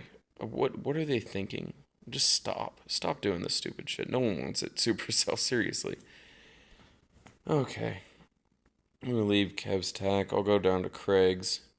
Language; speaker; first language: English; native; English